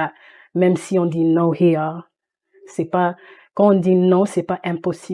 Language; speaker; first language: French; early bilingual, heritage; French